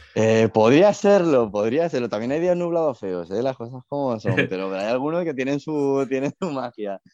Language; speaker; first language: Spanish; native; Spanish